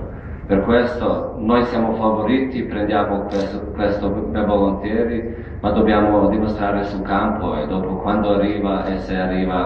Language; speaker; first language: Italian; non-native, fluent; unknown